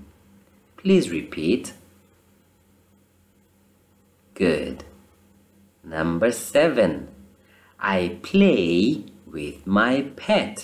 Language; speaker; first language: English; non-native, fluent; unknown